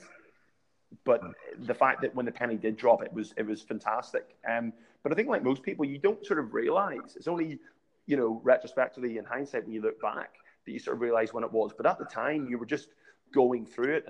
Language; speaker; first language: English; native; English